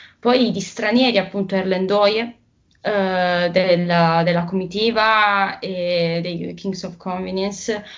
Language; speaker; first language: Italian; native; Italian